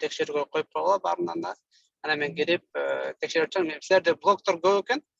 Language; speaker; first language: Kyrgyz; native; Kyrgyz